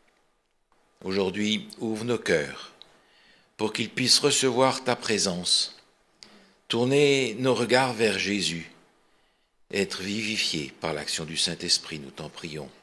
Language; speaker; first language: French; native; French